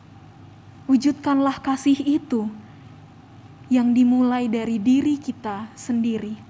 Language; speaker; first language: Indonesian; native; Indonesian